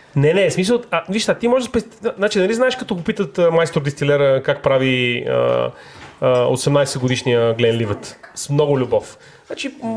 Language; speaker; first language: Bulgarian; native; Bulgarian